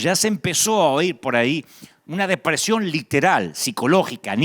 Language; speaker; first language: Spanish; native; Spanish